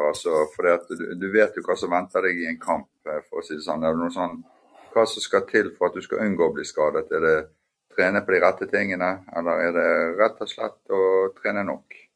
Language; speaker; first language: Norwegian; native; Norwegian